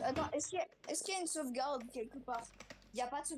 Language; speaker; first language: French; native; French